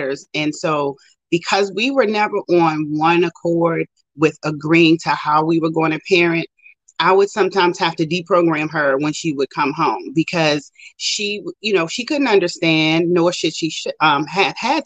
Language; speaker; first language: English; native; English